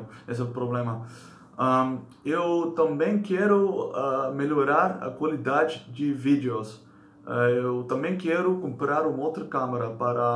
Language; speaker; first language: Spanish; non-native, learner; Dutch